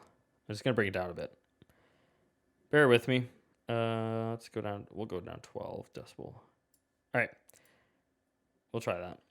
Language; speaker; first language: English; native; English